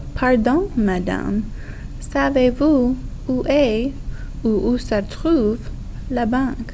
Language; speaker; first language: French; non-native, fluent; English